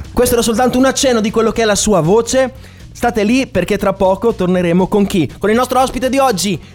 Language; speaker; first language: Italian; native; Italian